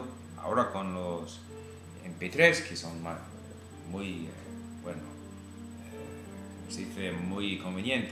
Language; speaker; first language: Spanish; non-native, fluent; English